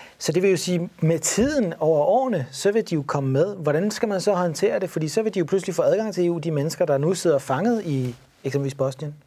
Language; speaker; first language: Danish; native; Danish